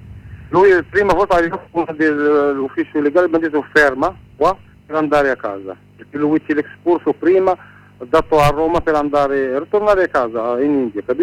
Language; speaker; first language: Italian; non-native, learner; Arabic